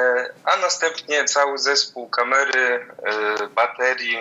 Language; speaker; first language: Polish; native; Polish